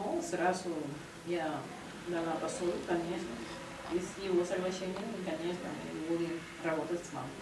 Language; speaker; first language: Russian; non-native, learner; Spanish